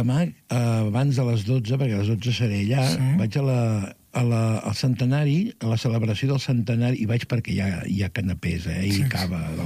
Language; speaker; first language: Catalan; native; Catalan